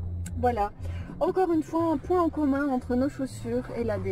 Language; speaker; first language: French; native; French